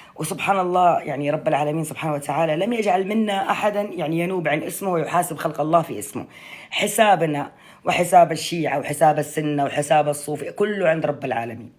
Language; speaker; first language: Arabic; native; Arabic